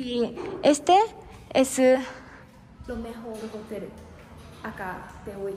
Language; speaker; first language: Spanish; non-native, fluent; Japanese